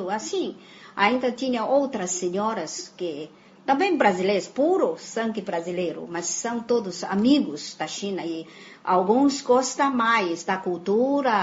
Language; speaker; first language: Portuguese; non-native, fluent; Chinese